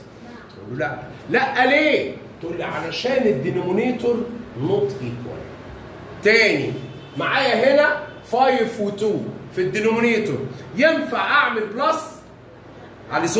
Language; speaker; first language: Arabic; native; Arabic